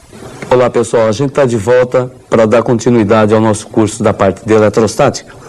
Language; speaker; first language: Portuguese; native; Portuguese